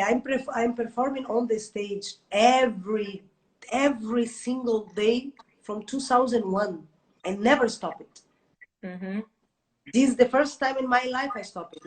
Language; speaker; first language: English; non-native, learner; Portuguese